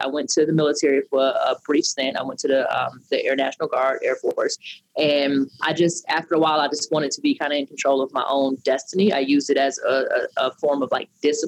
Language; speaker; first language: English; native; English